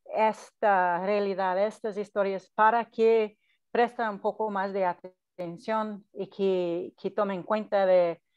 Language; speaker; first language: Spanish; non-native, fluent; English